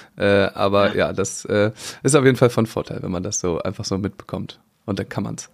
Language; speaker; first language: German; native; German